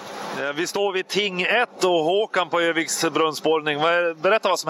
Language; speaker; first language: Swedish; native; Swedish